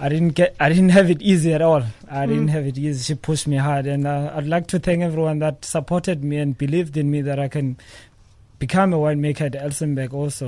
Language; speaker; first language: English; non-native, local second language; Xhosa